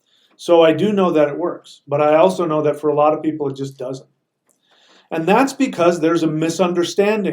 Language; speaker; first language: English; native; English